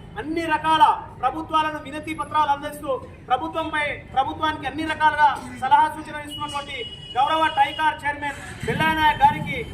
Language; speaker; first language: Telugu; non-native, local second language; Lambadi